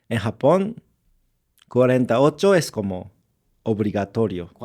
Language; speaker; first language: Spanish; non-native, learner; Japanese